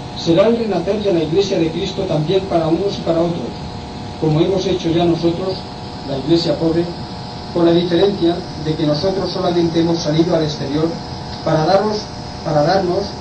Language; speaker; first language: Spanish; non-native, local second language; Catalan